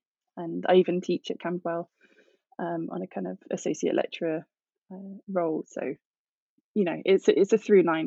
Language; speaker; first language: English; native; English